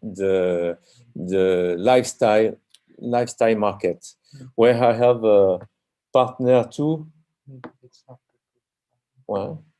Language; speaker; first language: English; non-native, learner; French